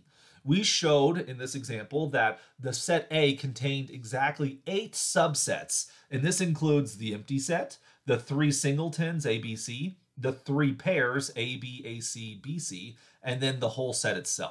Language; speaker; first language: English; native; English